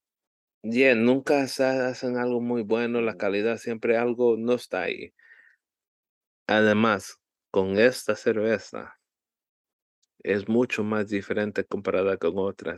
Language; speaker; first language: Spanish; early bilingual, heritage; Spanish